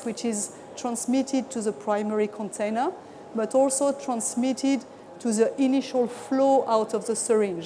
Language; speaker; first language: English; non-native, fluent; French